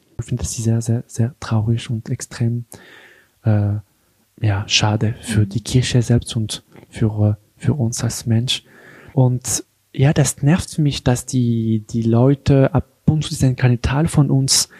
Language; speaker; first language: German; non-native, local second language; French